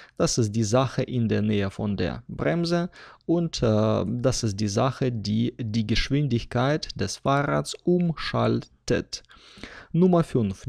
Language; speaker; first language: German; non-native, fluent; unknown